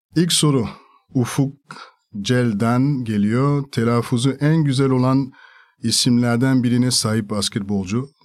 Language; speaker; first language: Turkish; non-native, fluent; French